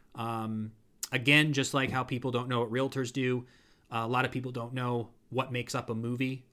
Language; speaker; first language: English; native; English